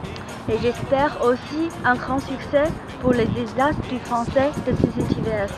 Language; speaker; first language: French; non-native, fluent; Chinese